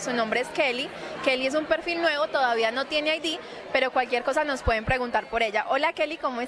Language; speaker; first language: Spanish; native; Spanish